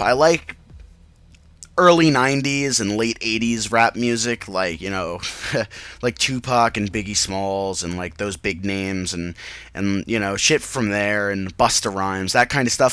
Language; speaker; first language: English; native; English